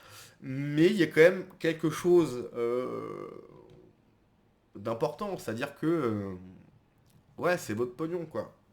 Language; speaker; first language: French; native; French